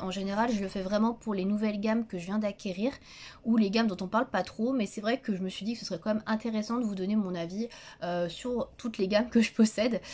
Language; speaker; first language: French; native; French